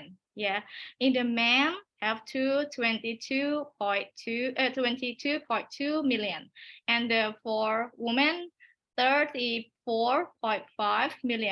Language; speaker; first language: English; non-native, learner; Thai